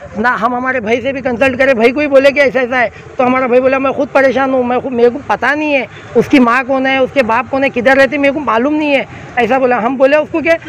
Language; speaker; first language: Hindi; non-native, local second language; Urdu